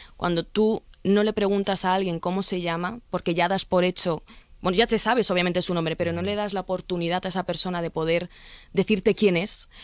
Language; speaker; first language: Spanish; early bilingual, other home language; Arabic